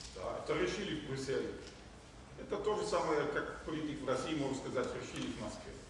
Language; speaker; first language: Russian; non-native, fluent; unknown